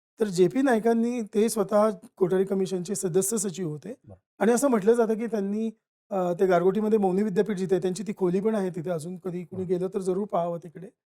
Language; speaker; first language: Marathi; non-native, local second language; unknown